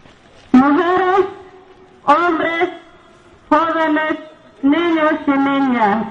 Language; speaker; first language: Spanish; non-native, local second language; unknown